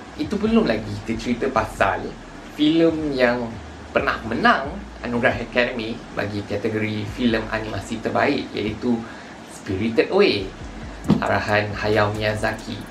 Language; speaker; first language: Malay; native; Malay